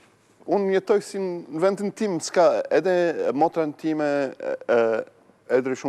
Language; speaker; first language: Albanian; non-native, learner; Arabic